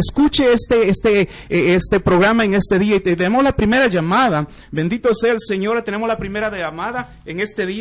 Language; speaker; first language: Spanish; native; Spanish